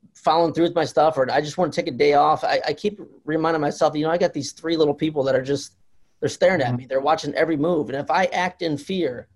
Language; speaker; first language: English; native; English